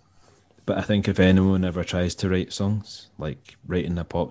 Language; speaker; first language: English; native; English